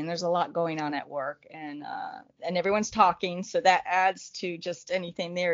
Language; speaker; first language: English; native; English